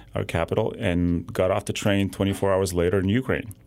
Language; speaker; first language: English; non-native, fluent; Lithuanian